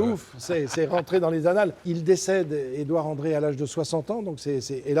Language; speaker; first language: French; native; French